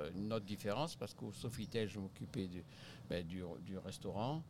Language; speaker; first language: French; native; French